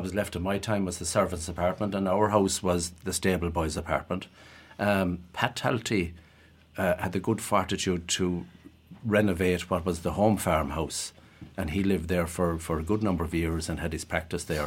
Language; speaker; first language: English; native; English